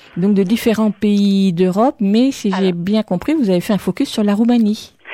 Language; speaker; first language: French; native; French